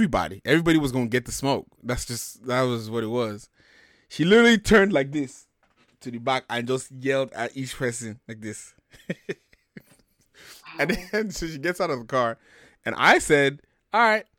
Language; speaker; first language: English; non-native, local second language; Yoruba